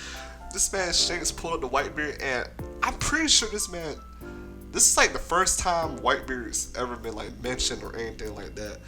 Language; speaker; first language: English; native; English